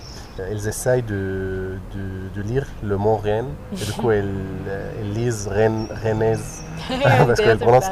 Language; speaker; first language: French; non-native, fluent; Arabic